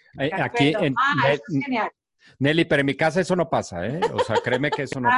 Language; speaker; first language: Spanish; native; Spanish